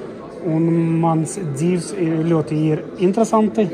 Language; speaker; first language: Latvian; non-native, local second language; Russian